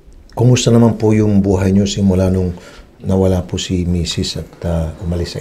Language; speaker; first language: Filipino; native; Filipino